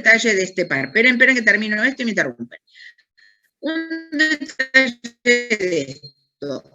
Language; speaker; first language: Spanish; native; Spanish